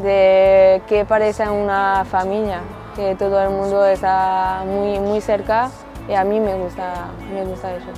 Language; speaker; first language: Spanish; non-native, learner; French